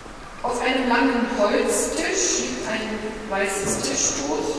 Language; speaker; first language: German; native; German